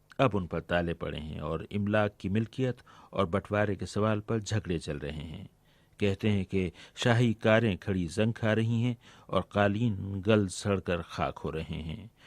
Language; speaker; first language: Urdu; native; Urdu